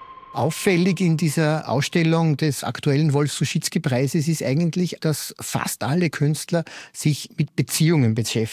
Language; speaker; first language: German; native; German